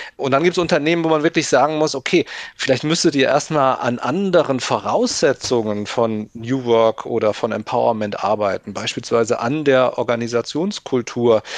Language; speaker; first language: German; native; German